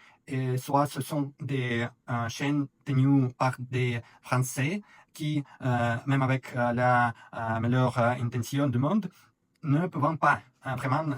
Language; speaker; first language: French; non-native, learner; Russian